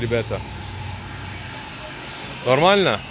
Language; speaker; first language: Russian; non-native, learner; Turkish